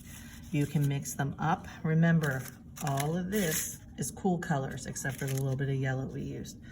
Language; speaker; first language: English; native; English